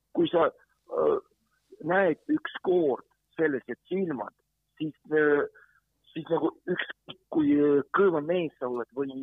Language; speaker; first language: Estonian; non-native, fluent; Ukrainian